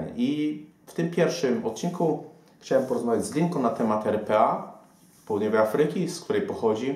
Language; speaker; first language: Polish; native; Polish